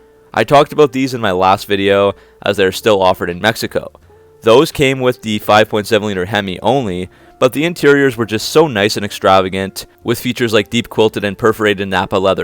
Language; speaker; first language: English; native; English